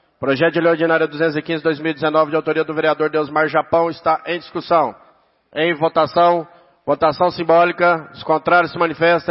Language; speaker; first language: Portuguese; native; Portuguese